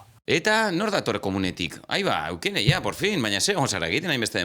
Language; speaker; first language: Basque; native; Basque